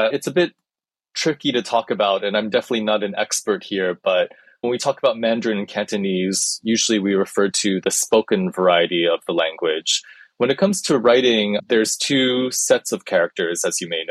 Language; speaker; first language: English; early bilingual, other home language; Chinese